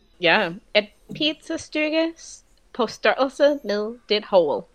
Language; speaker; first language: Danish; non-native, fluent; English